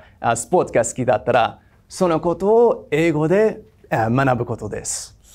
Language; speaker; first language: Japanese; non-native, fluent; English